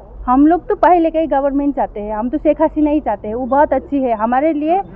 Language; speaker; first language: Hindi; non-native, learner; Nepali